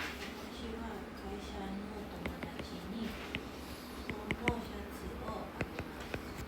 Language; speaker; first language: Japanese; non-native, learner; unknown